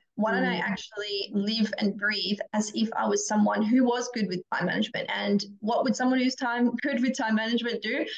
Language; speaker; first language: English; native; English